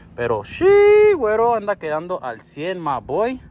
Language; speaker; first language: Spanish; early bilingual, heritage; Spanish